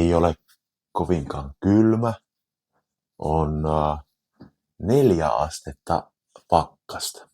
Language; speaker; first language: Finnish; native; Finnish